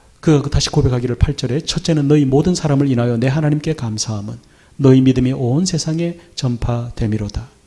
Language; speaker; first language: Korean; native; Korean